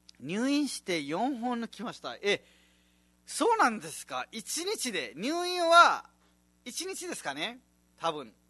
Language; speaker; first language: Japanese; non-native, fluent; Nepali